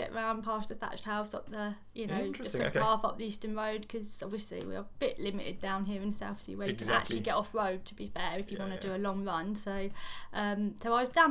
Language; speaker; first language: English; native; English